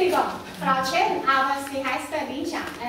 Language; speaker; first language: German; non-native, learner; Chinese